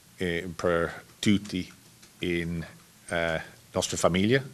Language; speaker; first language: Italian; non-native, learner; English